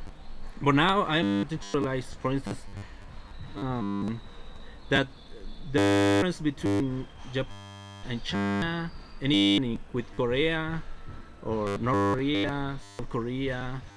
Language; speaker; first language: English; non-native, learner; Spanish